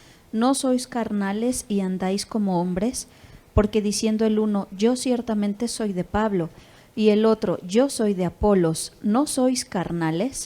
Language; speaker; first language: Spanish; native; Spanish